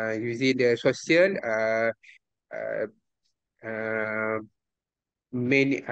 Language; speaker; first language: English; non-native, local second language; Malay